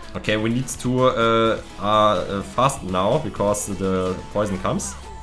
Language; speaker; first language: English; non-native, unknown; German